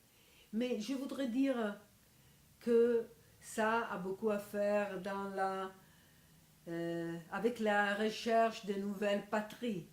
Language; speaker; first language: French; non-native, fluent; Italian